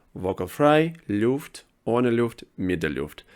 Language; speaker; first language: German; non-native, fluent; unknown